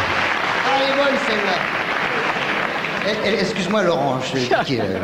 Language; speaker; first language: French; native; French